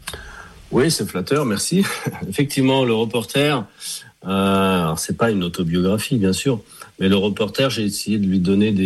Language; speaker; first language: French; native; French